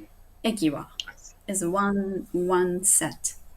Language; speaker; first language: English; non-native, learner; Japanese